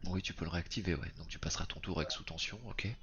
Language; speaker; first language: French; native; French